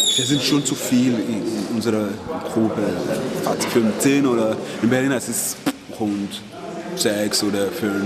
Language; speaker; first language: German; non-native, fluent; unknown